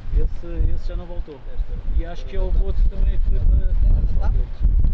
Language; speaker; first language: Portuguese; native; Portuguese